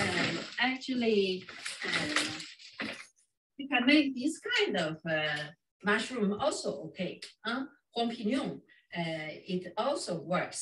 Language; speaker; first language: English; non-native, fluent; Chinese